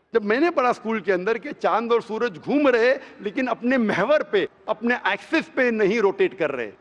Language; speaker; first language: Hindi; non-native, local second language; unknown